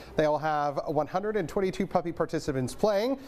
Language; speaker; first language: English; native; English